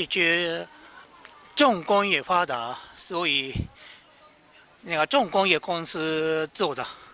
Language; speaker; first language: Chinese; non-native, learner; Japanese